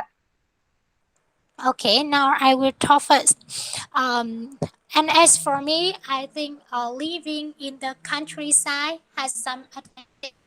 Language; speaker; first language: English; non-native, learner; Vietnamese